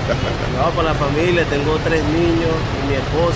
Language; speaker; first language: Spanish; native; Spanish